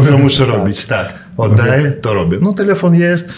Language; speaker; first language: Polish; non-native, fluent; Russian